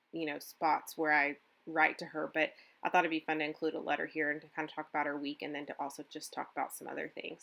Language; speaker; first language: English; native; English